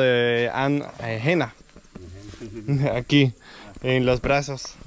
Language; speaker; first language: Spanish; non-native, learner; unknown